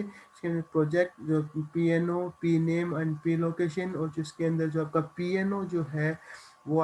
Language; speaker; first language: Hindi; native; Hindi